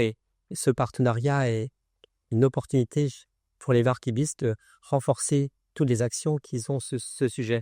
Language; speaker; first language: French; native; French